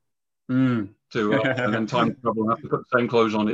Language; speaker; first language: English; native; English